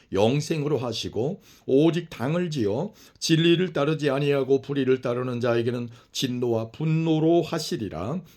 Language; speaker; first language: Korean; native; Korean